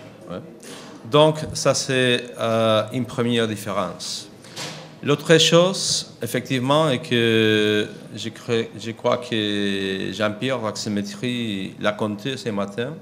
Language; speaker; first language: French; non-native, fluent; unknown